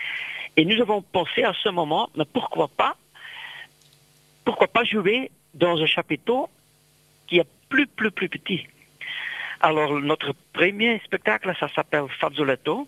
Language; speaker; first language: French; non-native, local second language; Dutch